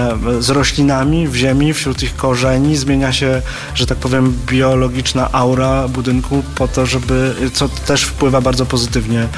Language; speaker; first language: Polish; native; Polish